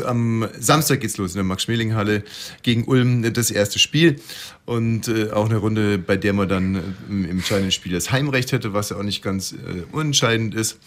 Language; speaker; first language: German; native; German